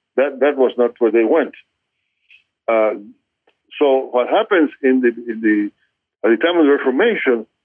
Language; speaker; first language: English; non-native, fluent; Spanish